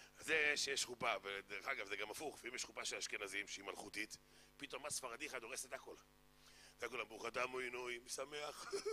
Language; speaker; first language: Hebrew; native; Hebrew